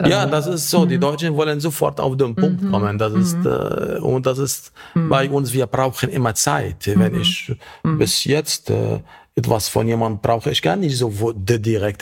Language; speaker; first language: German; non-native, learner; Arabic